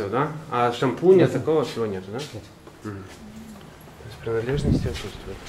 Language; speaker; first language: Russian; native; Russian